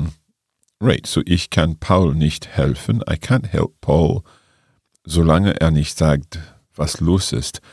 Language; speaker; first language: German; non-native, learner; English